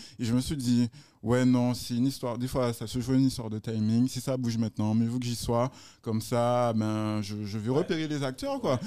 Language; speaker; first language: French; native; French